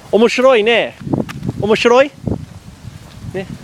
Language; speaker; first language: Japanese; non-native, learner; English